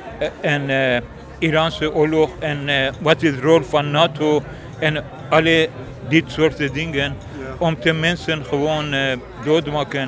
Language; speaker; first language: Dutch; non-native, learner; Persian